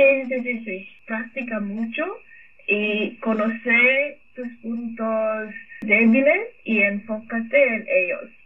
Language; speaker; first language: Spanish; non-native, fluent; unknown